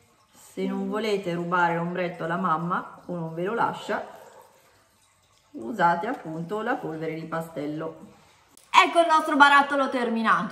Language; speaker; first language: Italian; native; Italian